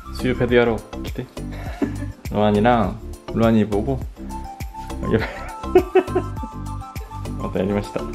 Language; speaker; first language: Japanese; non-native, learner; Korean